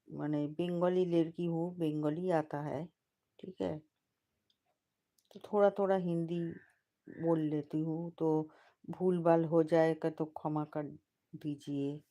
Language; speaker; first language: Hindi; non-native, local second language; Bangla